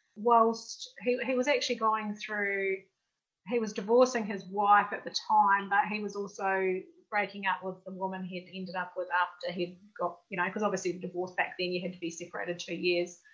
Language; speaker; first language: English; native; English